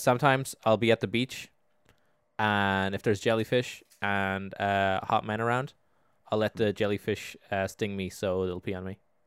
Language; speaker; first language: English; native; English